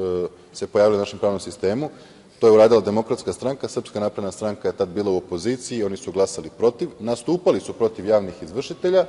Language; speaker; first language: Serbian; native; Serbian